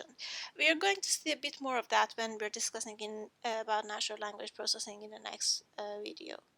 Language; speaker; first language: English; non-native, fluent; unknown